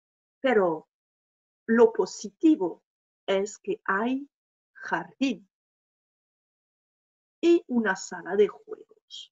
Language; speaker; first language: Spanish; non-native, fluent; French